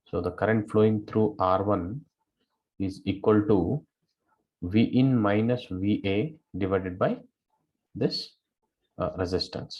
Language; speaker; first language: English; non-native, local second language; Kannada